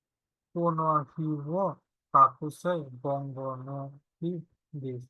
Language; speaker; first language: Japanese; non-native, learner; Bangla